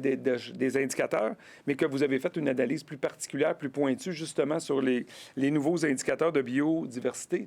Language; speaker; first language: French; native; French